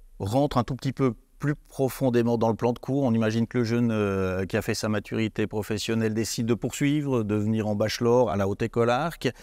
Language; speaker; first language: French; native; French